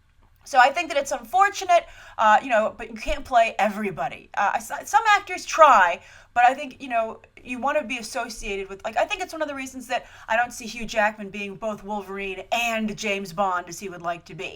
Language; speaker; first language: English; native; English